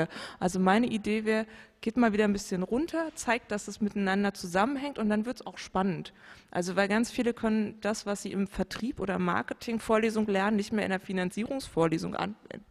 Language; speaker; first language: German; native; German